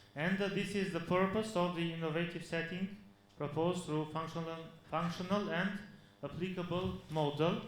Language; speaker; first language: English; non-native, fluent; Albanian